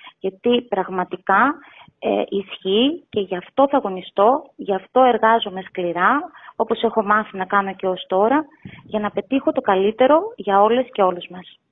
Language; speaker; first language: Greek; native; Greek